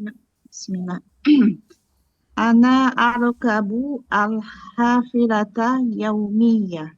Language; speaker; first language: Arabic; non-native, learner; Indonesian